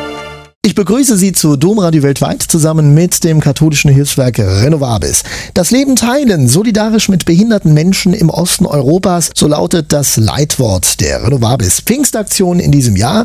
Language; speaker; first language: German; native; German